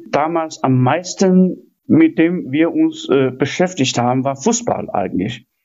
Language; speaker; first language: German; non-native, fluent; Chinese